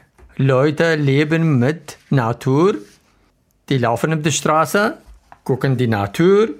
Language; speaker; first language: German; non-native, learner; Arabic